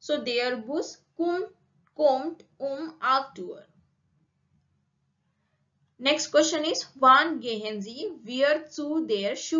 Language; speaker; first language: German; non-native, learner; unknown